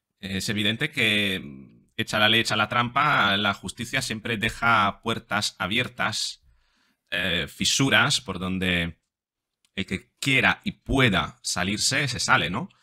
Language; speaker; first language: Spanish; non-native, fluent; Italian